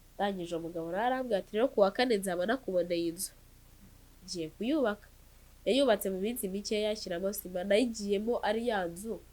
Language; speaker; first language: Kinyarwanda; native; Kinyarwanda